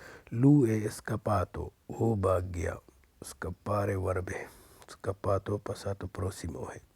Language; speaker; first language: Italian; non-native, learner; Urdu